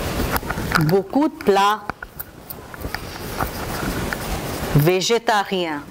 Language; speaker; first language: French; non-native, fluent; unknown